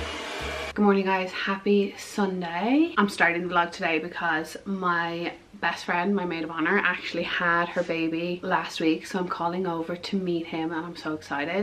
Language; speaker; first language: English; native; English